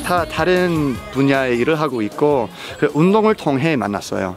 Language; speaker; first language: Korean; non-native, learner; English